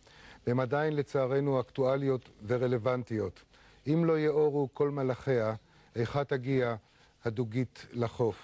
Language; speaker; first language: Hebrew; native; Hebrew